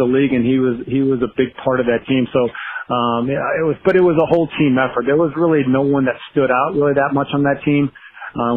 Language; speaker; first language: English; native; English